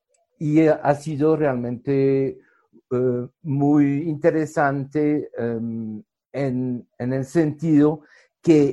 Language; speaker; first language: Spanish; non-native, fluent; French